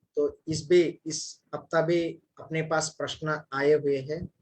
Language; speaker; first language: Hindi; non-native, local second language; Kannada